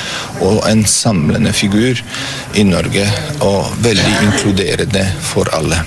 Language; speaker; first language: Norwegian; non-native, fluent; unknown